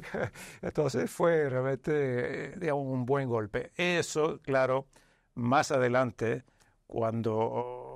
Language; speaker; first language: Spanish; non-native, fluent; Arabic